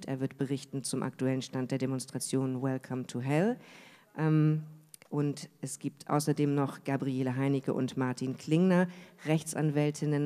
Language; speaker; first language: German; native; German